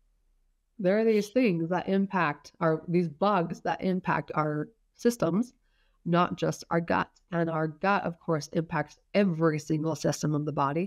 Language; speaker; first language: English; native; English